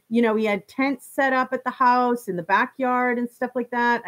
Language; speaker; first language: English; native; English